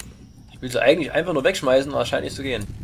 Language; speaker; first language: German; native; German